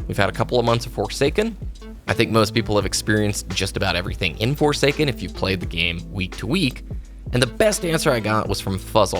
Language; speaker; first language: English; native; English